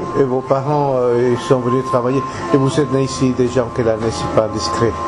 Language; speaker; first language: French; native; French